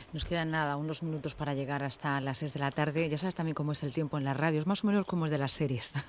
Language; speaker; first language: Spanish; native; Spanish